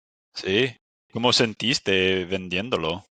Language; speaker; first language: Spanish; non-native, fluent; English